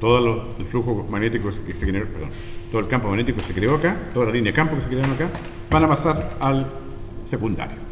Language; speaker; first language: Spanish; native; Spanish